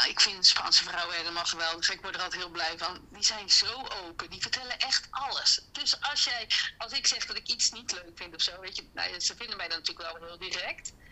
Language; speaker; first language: Dutch; native; Dutch